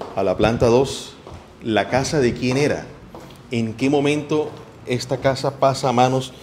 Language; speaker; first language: Spanish; native; Spanish